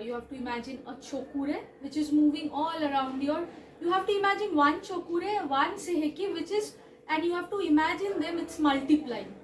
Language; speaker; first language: English; non-native, local second language; Bangla